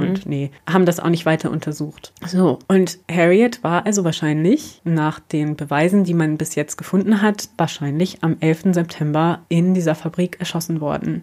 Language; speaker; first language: German; native; German